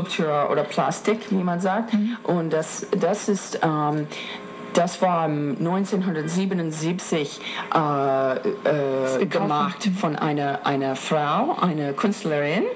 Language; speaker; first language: German; non-native, fluent; English